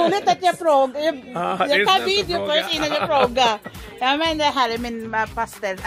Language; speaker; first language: Swedish; non-native, learner; Filipino